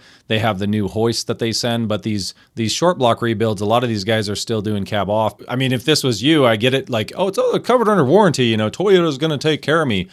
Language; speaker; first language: English; native; English